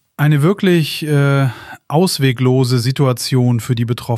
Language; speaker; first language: German; native; German